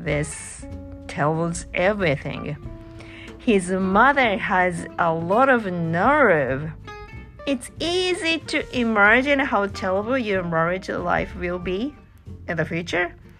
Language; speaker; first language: English; non-native, learner; Japanese